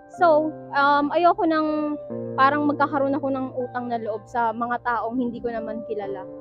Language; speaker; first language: Filipino; native; Filipino